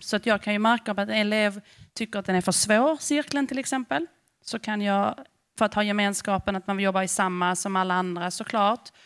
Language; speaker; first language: Swedish; native; Swedish